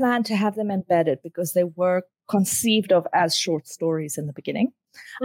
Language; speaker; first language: English; native; English